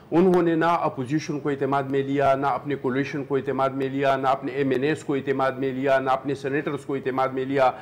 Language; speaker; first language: Urdu; non-native, local second language; Pashto